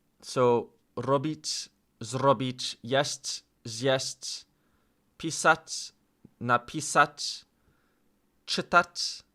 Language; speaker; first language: Polish; non-native, learner; English